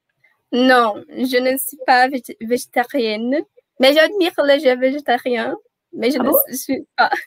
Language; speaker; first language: French; non-native, learner; Portuguese